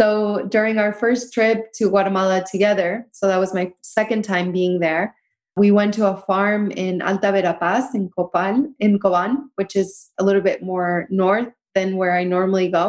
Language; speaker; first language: English; early bilingual, other home language; Spanish